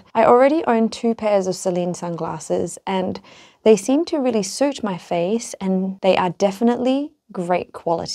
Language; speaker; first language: English; native; English